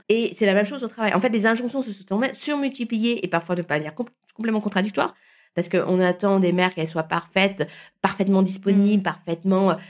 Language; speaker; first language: French; early bilingual, other home language; Vietnamese